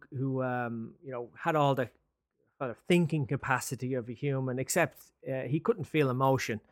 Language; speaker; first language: English; native; English